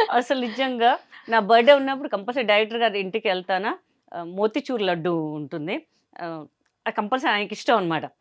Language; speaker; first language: Telugu; non-native, local second language; Hindi